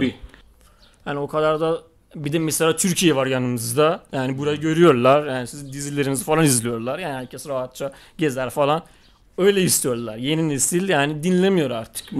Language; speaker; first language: Turkish; non-native, fluent; Persian